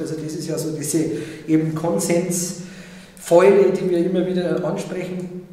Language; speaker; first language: German; native; German